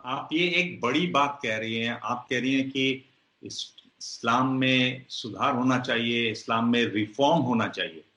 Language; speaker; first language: Hindi; native; Hindi